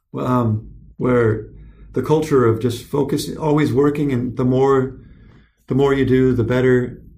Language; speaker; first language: English; native; English